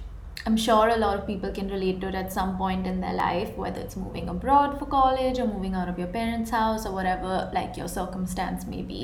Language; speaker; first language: English; non-native, local second language; Hindi